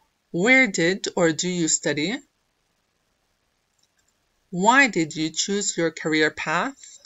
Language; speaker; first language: English; non-native, fluent; Arabic